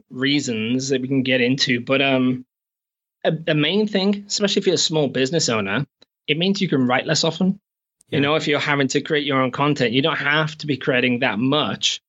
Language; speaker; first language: English; native; English